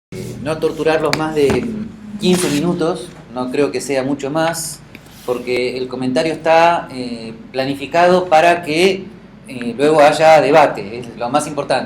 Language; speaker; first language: Spanish; native; Spanish